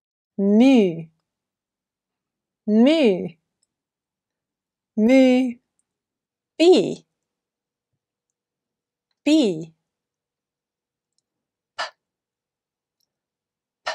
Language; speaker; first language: Greek; non-native, fluent; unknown